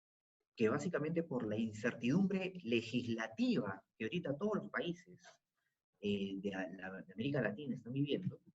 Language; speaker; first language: Spanish; native; Spanish